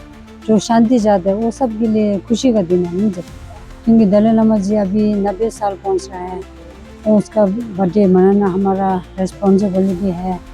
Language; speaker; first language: Hindi; non-native, local second language; Tibetan